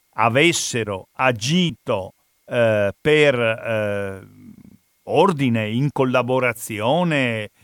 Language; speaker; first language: Italian; native; Italian